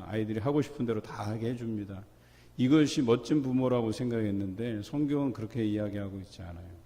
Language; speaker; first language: Korean; native; Korean